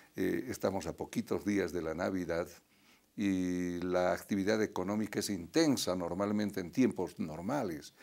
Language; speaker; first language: Spanish; native; Spanish